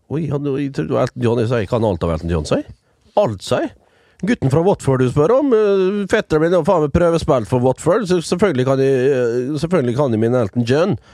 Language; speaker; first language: Norwegian; early bilingual, other home language; Dutch